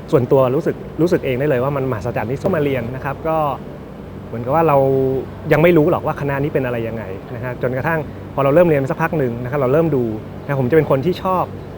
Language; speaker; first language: Thai; native; Thai